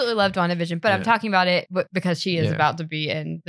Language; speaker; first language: English; native; English